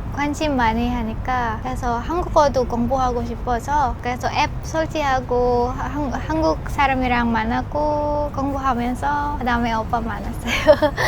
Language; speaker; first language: Korean; non-native, learner; Indonesian